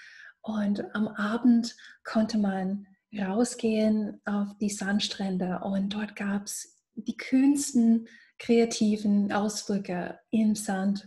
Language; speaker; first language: German; non-native, fluent; English